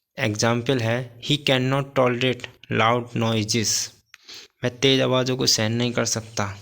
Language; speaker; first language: Hindi; native; Hindi